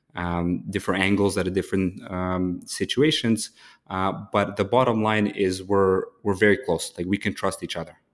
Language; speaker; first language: English; early bilingual, other home language; Ukrainian